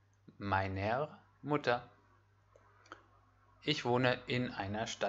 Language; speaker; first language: German; non-native, fluent; French